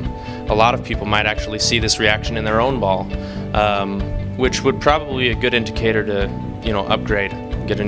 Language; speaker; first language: English; native; English